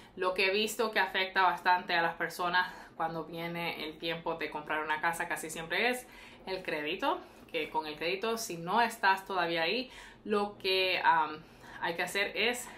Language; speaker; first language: Spanish; early bilingual, heritage; Spanish